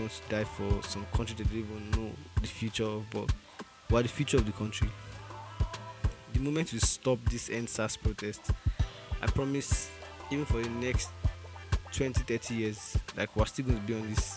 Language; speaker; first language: English; non-native, local second language; Yoruba